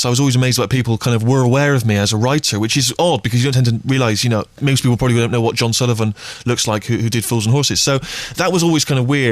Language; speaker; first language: English; native; English